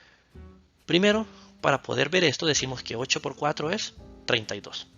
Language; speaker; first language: Spanish; native; Spanish